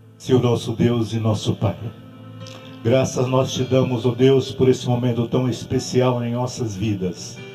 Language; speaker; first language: Portuguese; native; Portuguese